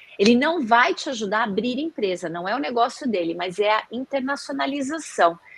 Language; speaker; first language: Portuguese; native; Portuguese